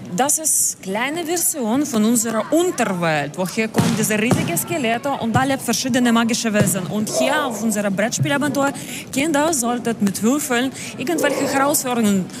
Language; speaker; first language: German; non-native, learner; Ukrainian